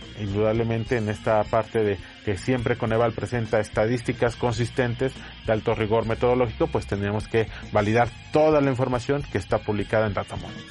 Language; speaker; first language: Spanish; native; Spanish